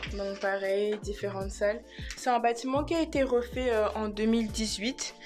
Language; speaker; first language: French; native; French